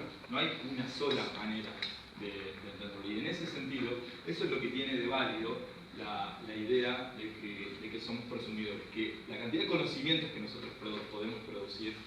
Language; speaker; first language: Spanish; native; Spanish